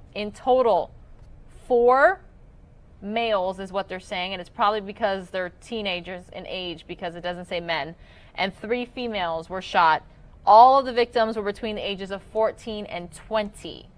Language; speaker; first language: English; native; English